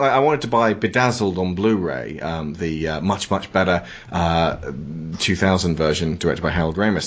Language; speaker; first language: English; native; English